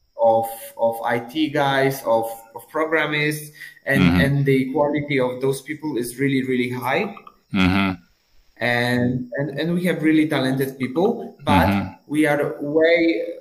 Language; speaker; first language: English; non-native, fluent; Polish